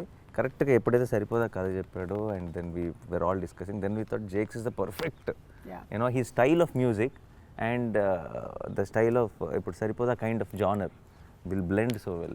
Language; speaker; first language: Telugu; native; Telugu